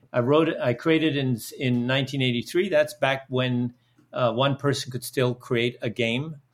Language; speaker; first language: English; early bilingual, other home language; Dutch